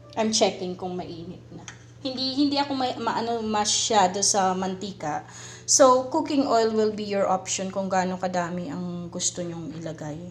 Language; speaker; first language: Filipino; non-native, local second language; Waray